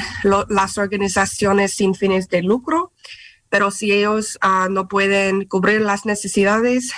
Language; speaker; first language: Spanish; non-native, fluent; English